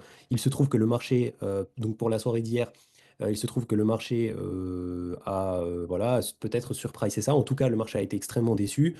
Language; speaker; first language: French; native; French